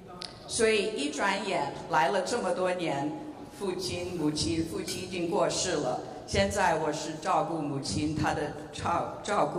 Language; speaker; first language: Chinese; early bilingual, heritage; English